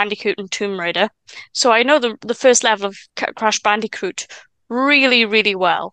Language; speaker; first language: English; native; English